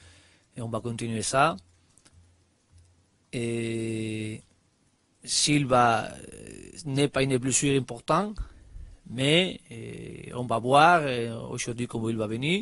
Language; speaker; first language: French; non-native, learner; Spanish